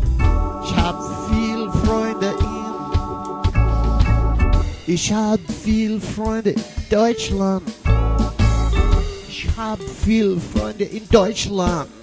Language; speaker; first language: German; non-native, learner; English